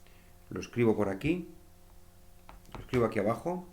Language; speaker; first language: Spanish; native; Spanish